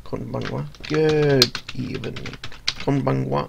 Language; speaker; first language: Japanese; non-native, learner; English